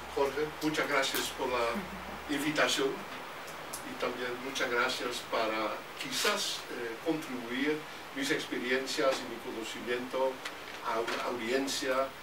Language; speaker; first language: Spanish; non-native, fluent; Dutch